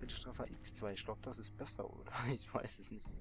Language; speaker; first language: German; native; German